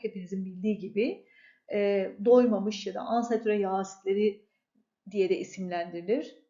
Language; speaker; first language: Turkish; native; Turkish